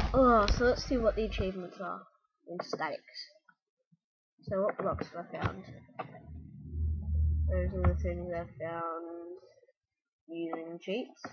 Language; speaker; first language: English; native; English